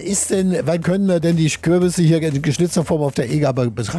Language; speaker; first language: German; native; German